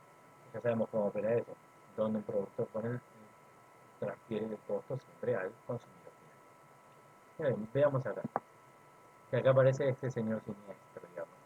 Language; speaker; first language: Spanish; native; Spanish